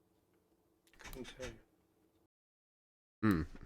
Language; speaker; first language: English; native; English